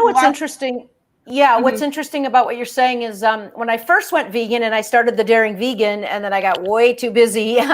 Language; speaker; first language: English; native; English